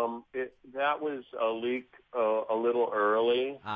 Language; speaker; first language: English; native; English